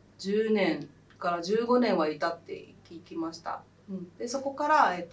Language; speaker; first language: Japanese; early bilingual, other home language; Khmer